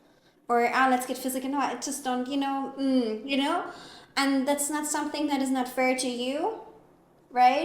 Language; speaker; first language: English; non-native, fluent; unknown